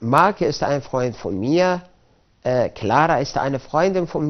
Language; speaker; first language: German; non-native, fluent; Arabic